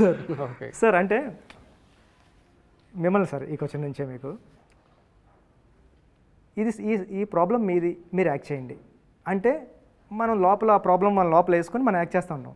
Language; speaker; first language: Telugu; native; Telugu